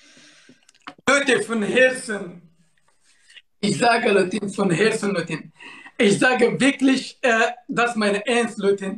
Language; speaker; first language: German; non-native, learner; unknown